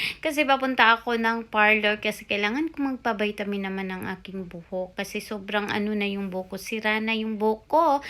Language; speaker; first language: Filipino; native; Filipino